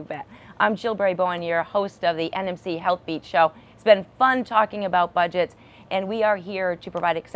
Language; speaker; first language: English; native; English